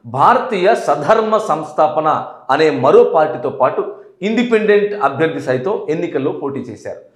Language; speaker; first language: Telugu; native; Telugu